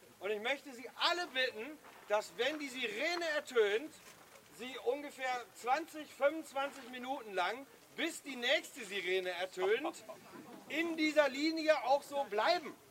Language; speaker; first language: German; native; German